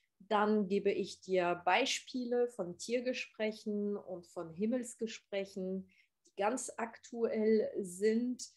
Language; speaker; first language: German; non-native, fluent; French